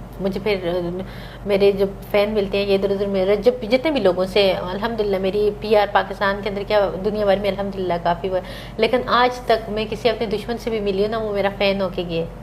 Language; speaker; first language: Urdu; non-native, local second language; Pashto